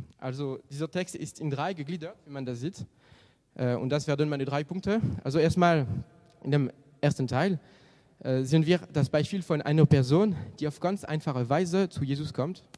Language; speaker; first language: German; non-native, fluent; French